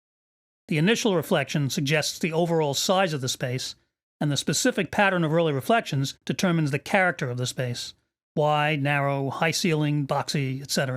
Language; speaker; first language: English; native; English